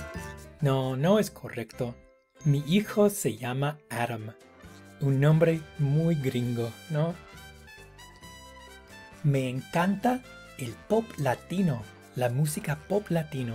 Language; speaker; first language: Spanish; non-native, fluent; English